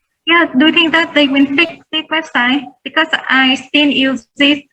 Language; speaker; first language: English; non-native, learner; Vietnamese